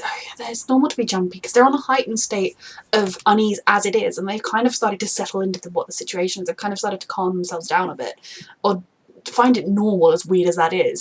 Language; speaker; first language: English; native; English